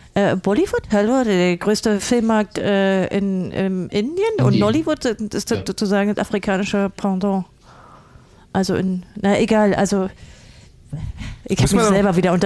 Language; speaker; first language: German; native; German